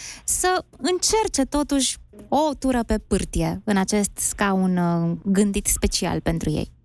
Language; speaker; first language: Romanian; native; Romanian